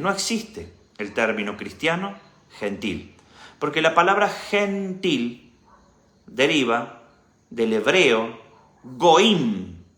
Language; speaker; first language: Spanish; native; Spanish